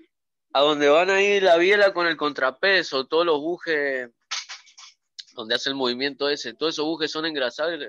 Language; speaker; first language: Spanish; native; Spanish